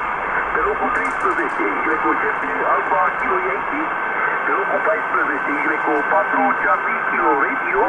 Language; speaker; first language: Romanian; native; Romanian